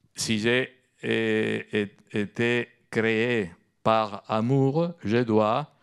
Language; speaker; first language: French; non-native, fluent; Spanish